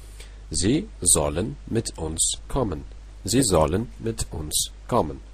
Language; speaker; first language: German; non-native, fluent; Russian